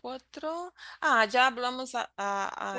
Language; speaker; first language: Spanish; non-native, learner; Portuguese